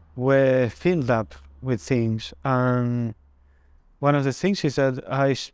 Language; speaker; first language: English; non-native, fluent; Spanish